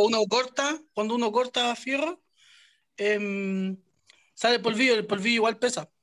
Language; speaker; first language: Spanish; native; Spanish